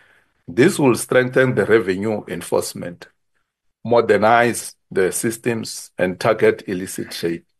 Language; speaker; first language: English; non-native, local second language; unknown